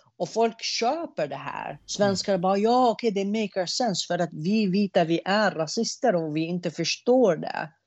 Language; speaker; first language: Swedish; early bilingual, other home language; Arabic